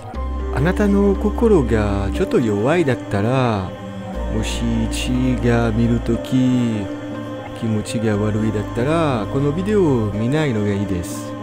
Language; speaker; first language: Japanese; non-native, learner; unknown